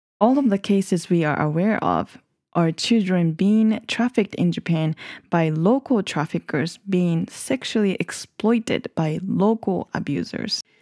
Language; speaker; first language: English; non-native, fluent; Japanese